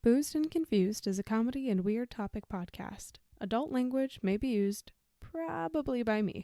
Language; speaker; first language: English; native; English